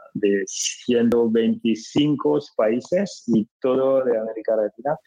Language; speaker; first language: Spanish; non-native, fluent; French